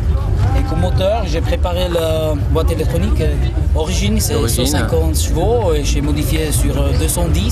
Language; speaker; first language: French; non-native, local second language; German